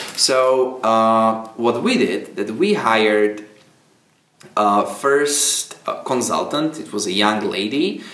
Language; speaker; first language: English; non-native, fluent; Czech